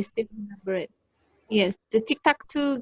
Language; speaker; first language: English; non-native, learner; Indonesian